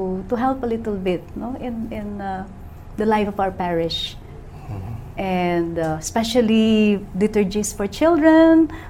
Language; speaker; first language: English; non-native, local second language; Pampanga